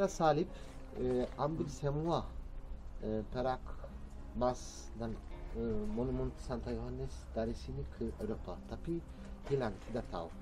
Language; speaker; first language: Indonesian; non-native, learner; Turkish